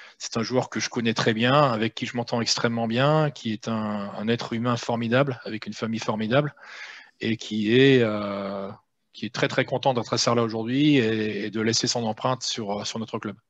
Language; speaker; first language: French; native; French